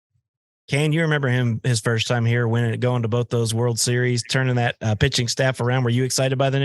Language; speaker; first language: English; native; English